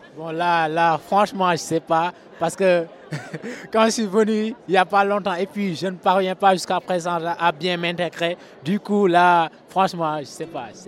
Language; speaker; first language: French; non-native, local second language; Wolof